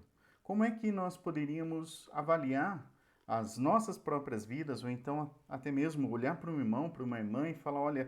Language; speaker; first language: Portuguese; native; Portuguese